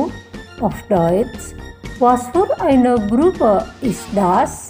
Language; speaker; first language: German; non-native, fluent; Indonesian